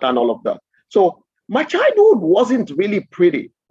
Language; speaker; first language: English; non-native, local second language; Yoruba